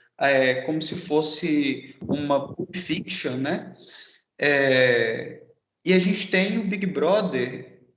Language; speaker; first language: Portuguese; native; Portuguese